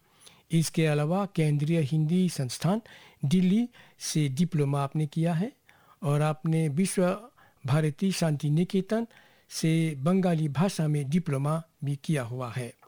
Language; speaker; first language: Hindi; native; Hindi